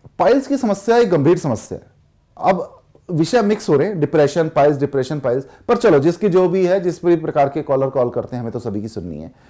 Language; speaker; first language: Hindi; native; Hindi